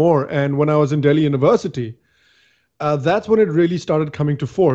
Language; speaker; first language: English; non-native, local second language; Hindi